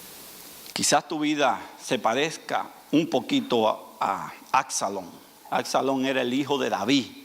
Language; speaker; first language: Spanish; native; Spanish